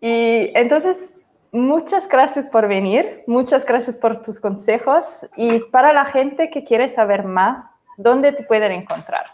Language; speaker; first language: Spanish; non-native, fluent; English